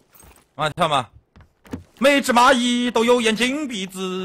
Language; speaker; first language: Chinese; native; Chinese